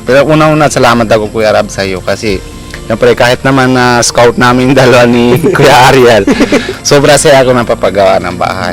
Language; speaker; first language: Filipino; non-native, local second language; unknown